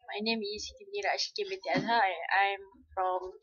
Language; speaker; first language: English; non-native, local second language; Malay